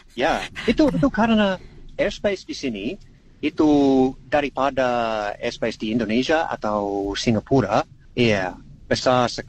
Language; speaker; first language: Indonesian; non-native, learner; English